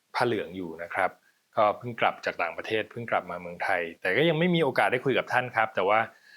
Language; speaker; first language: Thai; native; Thai